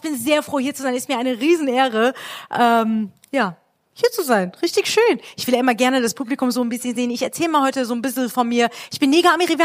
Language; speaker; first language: German; early bilingual, other home language; Persian